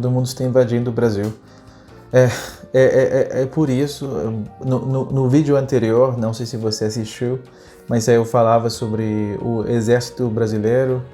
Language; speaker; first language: Portuguese; non-native, fluent; Spanish